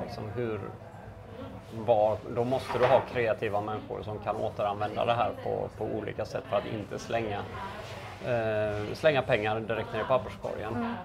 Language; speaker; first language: Swedish; native; Swedish